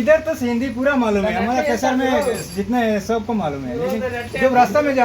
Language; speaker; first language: Hindi; non-native, local second language; Bangla